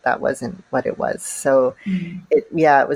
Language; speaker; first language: English; native; English